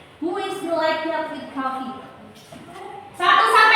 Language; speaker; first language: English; non-native, learner; Indonesian